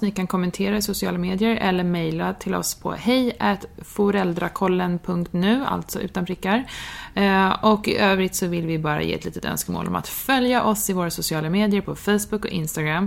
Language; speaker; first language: Swedish; native; Swedish